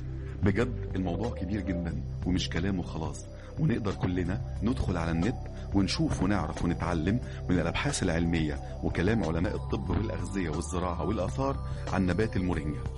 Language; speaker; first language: Arabic; native; Arabic